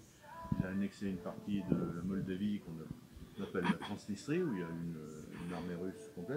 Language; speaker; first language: French; native; French